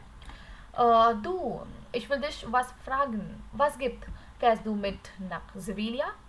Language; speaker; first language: German; non-native, learner; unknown